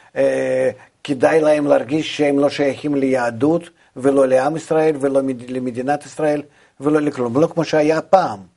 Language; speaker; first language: Hebrew; non-native, fluent; Russian